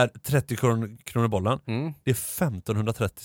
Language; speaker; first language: Swedish; native; Swedish